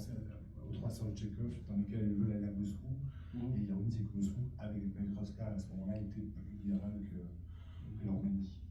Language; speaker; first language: French; native; French